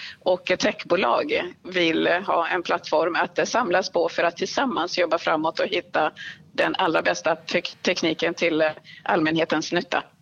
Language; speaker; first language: Swedish; early bilingual, other home language; Swahili